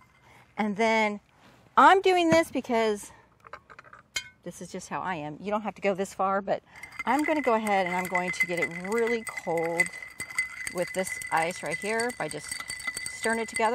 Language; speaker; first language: English; native; English